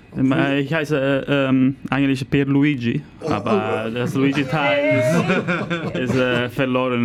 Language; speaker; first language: German; non-native, fluent; Italian